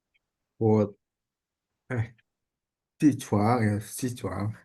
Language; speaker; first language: Chinese; non-native, learner; Indonesian